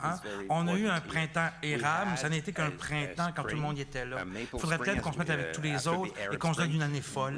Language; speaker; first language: French; native; French